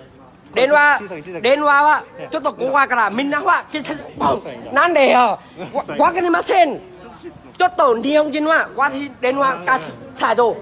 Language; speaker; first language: Japanese; non-native, learner; Vietnamese